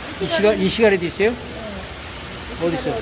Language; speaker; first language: Korean; native; Korean